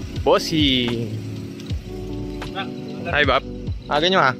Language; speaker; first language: Filipino; native; Filipino